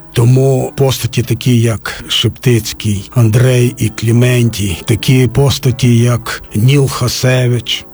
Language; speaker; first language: Ukrainian; native; Ukrainian